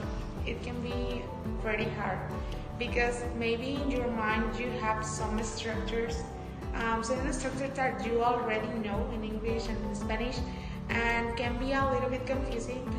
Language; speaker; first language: English; non-native, fluent; Spanish